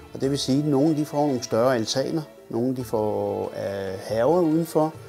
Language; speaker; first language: Danish; early bilingual, other home language; Turkish